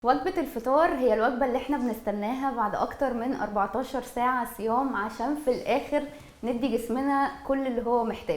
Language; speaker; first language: Arabic; native; Arabic